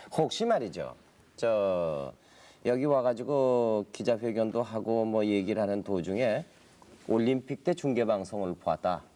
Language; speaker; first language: Korean; native; Korean